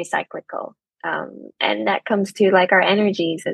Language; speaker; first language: English; non-native, local second language; Cantonese